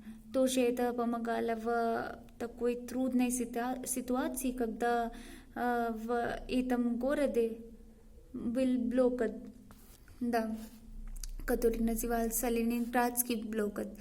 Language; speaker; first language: Russian; non-native, learner; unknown